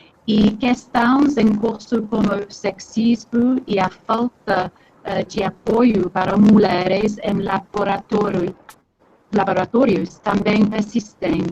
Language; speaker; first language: Portuguese; non-native, fluent; English